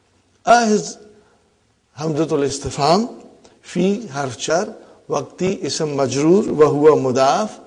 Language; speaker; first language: Arabic; non-native, fluent; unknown